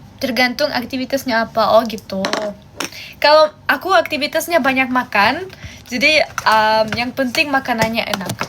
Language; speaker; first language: Indonesian; non-native, fluent; German